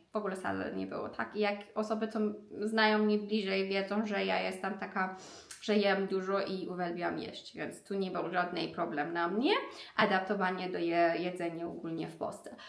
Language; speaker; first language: Polish; non-native, learner; Persian